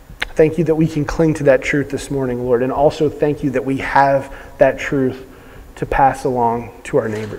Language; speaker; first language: English; native; English